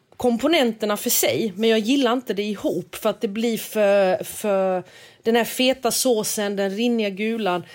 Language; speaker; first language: Swedish; early bilingual, other home language; Korean